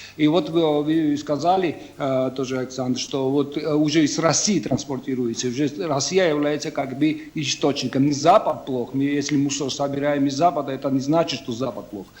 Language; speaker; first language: Russian; non-native, local second language; Georgian